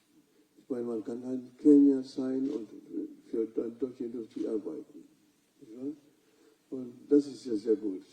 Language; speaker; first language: German; non-native, fluent; Luo (Kenya and Tanzania)